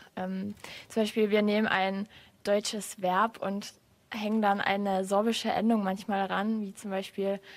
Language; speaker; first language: German; non-native, local second language; Upper Sorbian